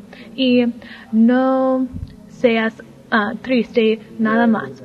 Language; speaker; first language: Spanish; non-native, learner; English